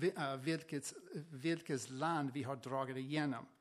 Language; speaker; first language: Swedish; non-native, fluent; English